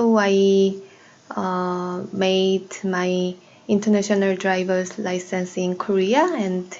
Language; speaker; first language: English; non-native, learner; Korean